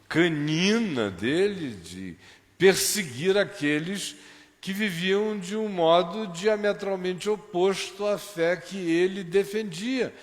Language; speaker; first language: Portuguese; native; Portuguese